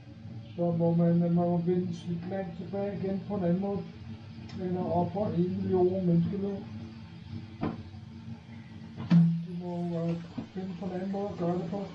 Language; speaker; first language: Danish; non-native, fluent; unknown